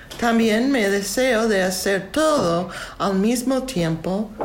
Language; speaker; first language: Spanish; non-native, learner; English